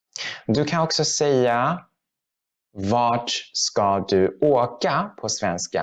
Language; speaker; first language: Swedish; non-native, fluent; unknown